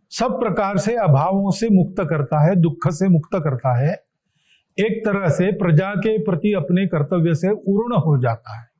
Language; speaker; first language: Hindi; non-native, local second language; Marathi